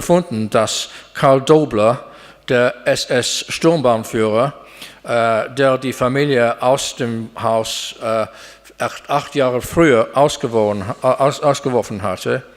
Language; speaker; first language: German; non-native, fluent; English